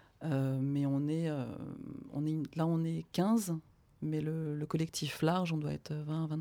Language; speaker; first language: French; native; French